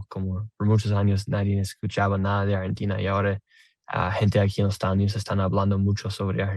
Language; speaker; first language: Spanish; non-native, learner; English